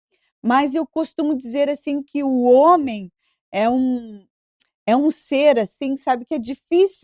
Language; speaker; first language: Portuguese; native; Portuguese